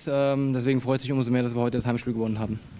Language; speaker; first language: German; native; German